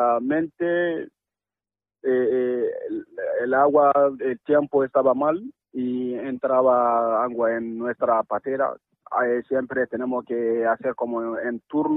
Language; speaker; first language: Spanish; non-native, learner; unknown